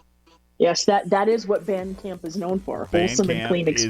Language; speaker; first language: English; native; English